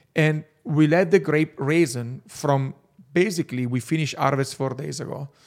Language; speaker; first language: English; non-native, fluent; Italian